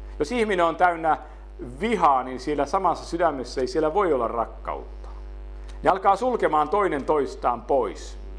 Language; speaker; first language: Finnish; native; Finnish